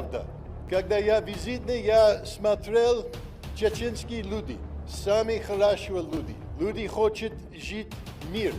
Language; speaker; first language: Russian; non-native, learner; English